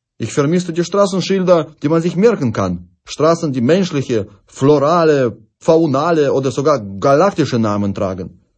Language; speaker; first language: German; non-native, fluent; Russian